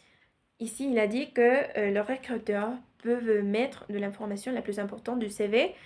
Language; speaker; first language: French; non-native, learner; Spanish